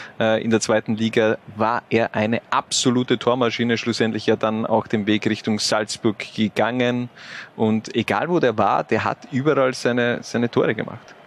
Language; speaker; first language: German; native; German